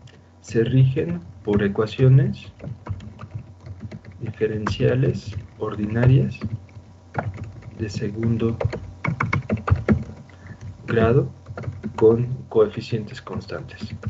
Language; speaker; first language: Spanish; native; Spanish